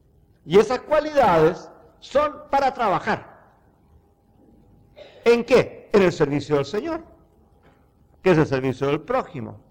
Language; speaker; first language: Spanish; native; Spanish